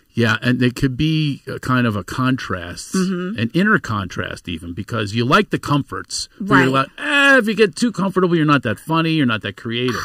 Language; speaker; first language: English; native; English